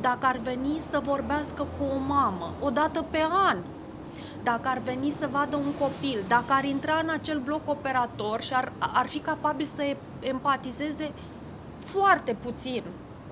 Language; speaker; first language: Romanian; native; Romanian